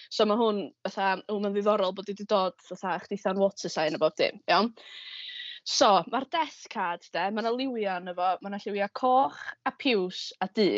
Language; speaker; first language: Welsh; native; Welsh